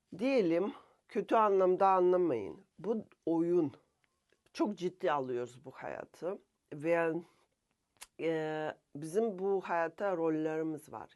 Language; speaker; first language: Turkish; non-native, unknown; Russian